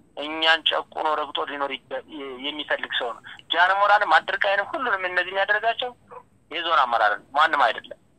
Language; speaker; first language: Amharic; native; Amharic